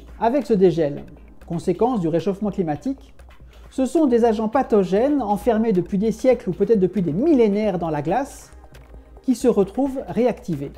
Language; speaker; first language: French; native; French